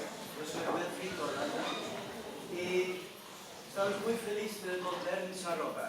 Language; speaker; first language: Spanish; non-native, learner; Dutch